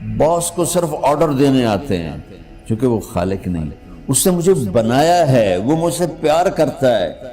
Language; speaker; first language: Urdu; non-native, local second language; Punjabi